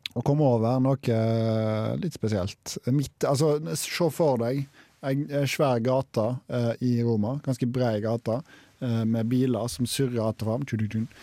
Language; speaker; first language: Norwegian; native; Norwegian